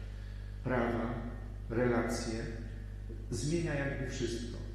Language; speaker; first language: Polish; native; Polish